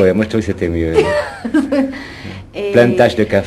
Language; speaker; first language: French; native; French